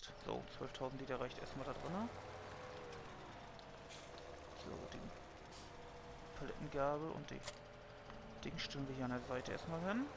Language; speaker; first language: German; native; German